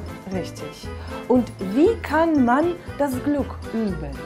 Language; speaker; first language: German; non-native, fluent; Russian